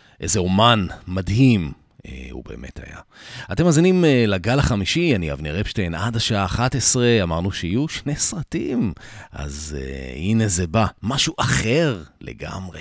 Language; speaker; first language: Hebrew; native; Hebrew